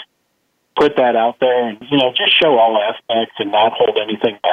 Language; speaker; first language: English; native; English